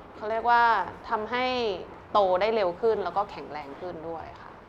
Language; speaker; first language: Thai; early bilingual, other home language; Chinese